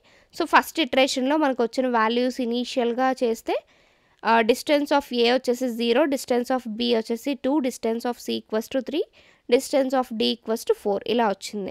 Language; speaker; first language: Telugu; native; Telugu